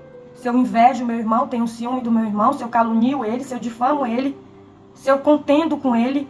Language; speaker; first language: Portuguese; native; Portuguese